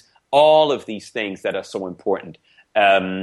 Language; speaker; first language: English; non-native, fluent; German